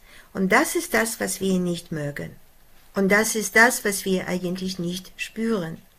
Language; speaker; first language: German; non-native, fluent; Polish